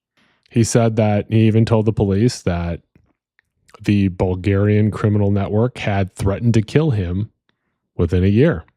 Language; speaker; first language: English; native; English